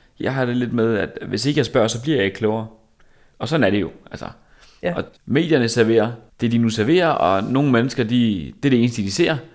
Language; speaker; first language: Danish; native; Danish